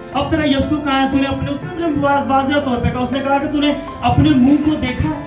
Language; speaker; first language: Urdu; non-native, local second language; Punjabi